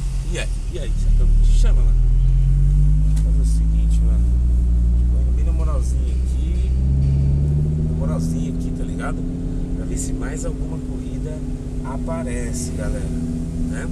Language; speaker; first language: Portuguese; native; Portuguese